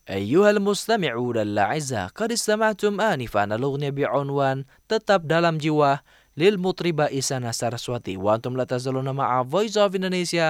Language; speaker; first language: Arabic; non-native, fluent; Indonesian